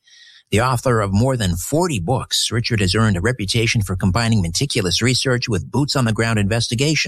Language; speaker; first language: English; native; English